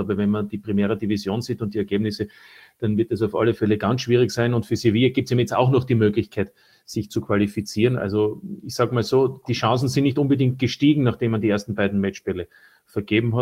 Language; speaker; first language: German; native; German